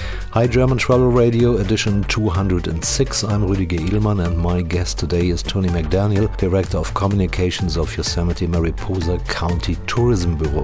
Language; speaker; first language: English; non-native, fluent; German